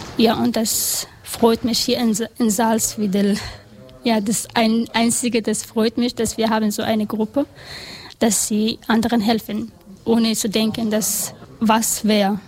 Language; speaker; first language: German; non-native, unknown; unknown